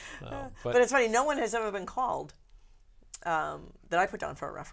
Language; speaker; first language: English; native; English